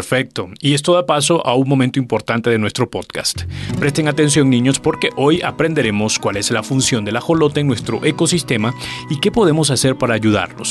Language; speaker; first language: Spanish; native; Spanish